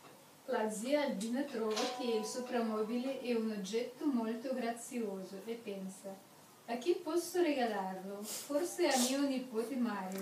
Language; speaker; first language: Italian; non-native, learner; Russian